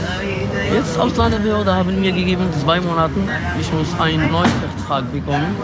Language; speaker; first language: German; non-native, learner; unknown